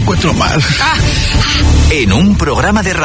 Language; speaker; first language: Spanish; native; Spanish